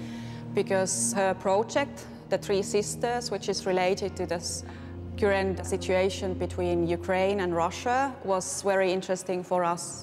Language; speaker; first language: English; non-native, fluent; Finnish